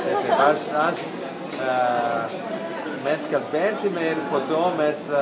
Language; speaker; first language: Lithuanian; non-native, learner; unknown